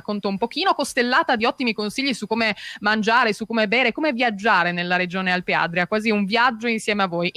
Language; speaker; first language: Italian; native; Italian